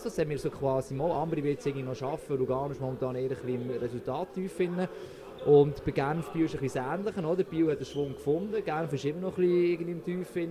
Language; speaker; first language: German; native; German